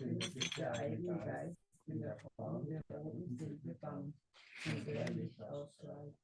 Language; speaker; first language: German; native; German